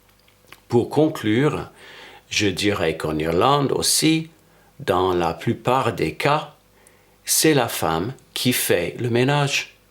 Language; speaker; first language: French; non-native, fluent; English